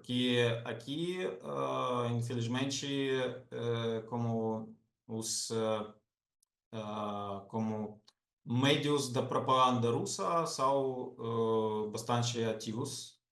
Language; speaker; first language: Portuguese; non-native, fluent; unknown